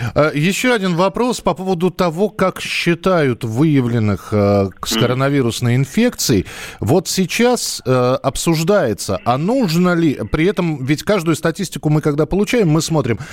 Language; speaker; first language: Russian; native; Russian